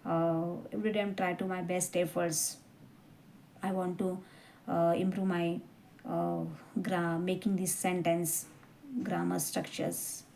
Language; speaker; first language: English; non-native, learner; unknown